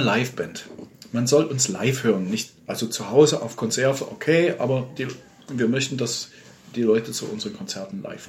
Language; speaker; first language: German; native; German